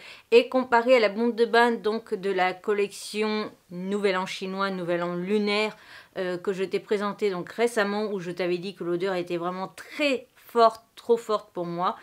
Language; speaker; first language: French; native; French